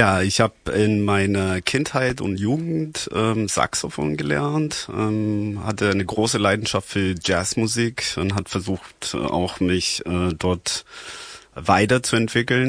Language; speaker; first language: German; non-native, fluent; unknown